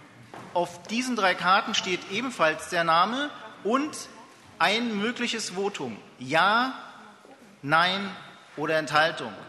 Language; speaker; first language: German; native; German